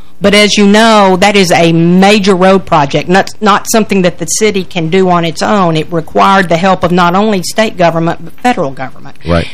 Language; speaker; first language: English; native; English